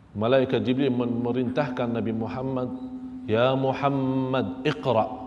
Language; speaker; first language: Malay; non-native, fluent; Arabic